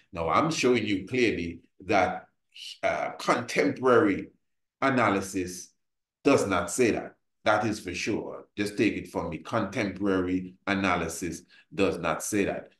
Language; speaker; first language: English; native; English